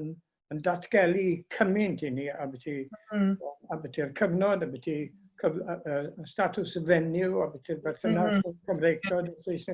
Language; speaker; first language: Welsh; native; Welsh